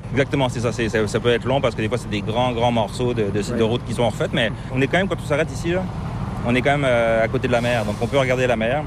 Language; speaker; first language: French; native; French